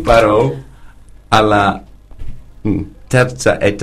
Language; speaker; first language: Spanish; non-native, fluent; English